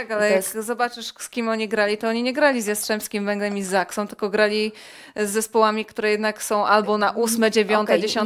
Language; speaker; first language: Polish; native; Polish